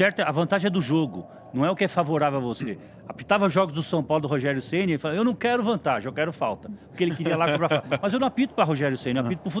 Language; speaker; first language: Portuguese; native; Portuguese